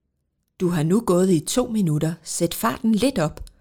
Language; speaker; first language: Danish; native; Danish